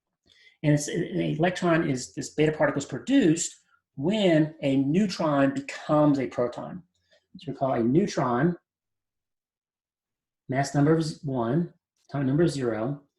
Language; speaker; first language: English; native; English